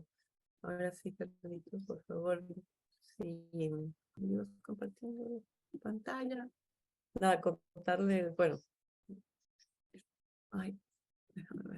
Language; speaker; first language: Spanish; native; Spanish